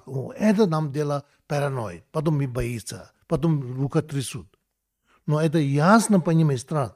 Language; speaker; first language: Russian; non-native, learner; Tibetan